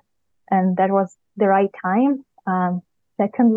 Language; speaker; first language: English; non-native, fluent; Ukrainian